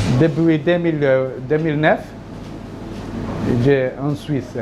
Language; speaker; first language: French; non-native, learner; Somali